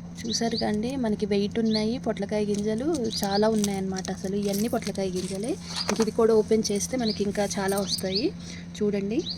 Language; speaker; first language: Telugu; native; Telugu